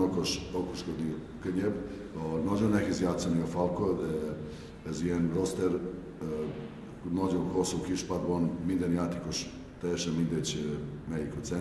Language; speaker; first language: Hungarian; non-native, learner; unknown